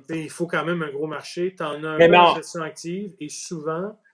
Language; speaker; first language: French; native; French